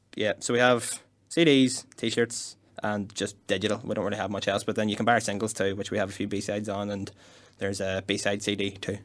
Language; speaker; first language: English; native; English